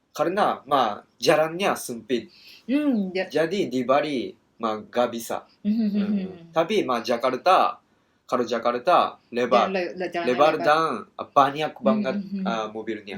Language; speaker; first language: Indonesian; non-native, learner; Japanese